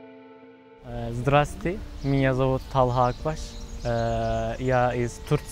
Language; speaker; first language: Russian; non-native, learner; Turkish